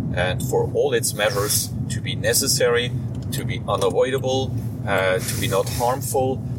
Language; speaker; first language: English; non-native, fluent; German